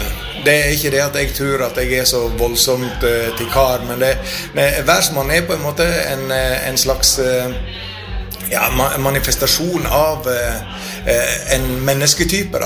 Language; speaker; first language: Norwegian; native; Norwegian